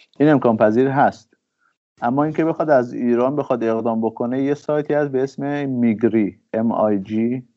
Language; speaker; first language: Persian; native; Persian